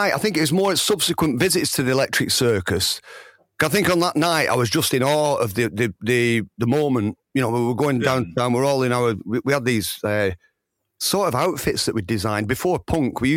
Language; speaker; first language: English; native; English